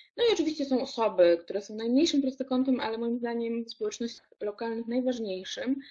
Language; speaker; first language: Polish; native; Polish